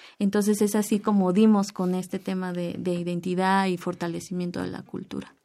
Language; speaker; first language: Spanish; native; Spanish